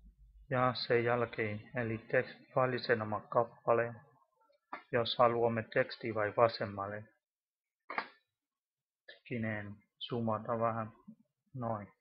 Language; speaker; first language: Finnish; non-native, learner; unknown